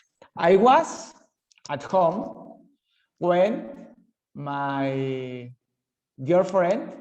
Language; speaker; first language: English; non-native, learner; Spanish